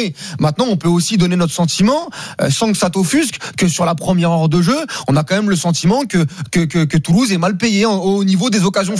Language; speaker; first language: French; native; French